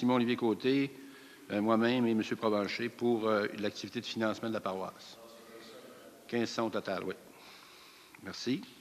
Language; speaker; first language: French; native; French